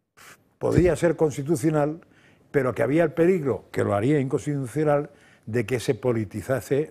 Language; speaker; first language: Spanish; native; Spanish